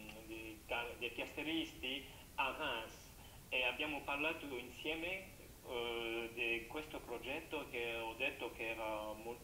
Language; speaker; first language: Italian; non-native, learner; French